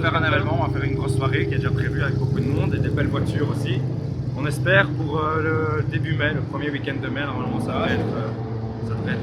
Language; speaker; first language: French; native; French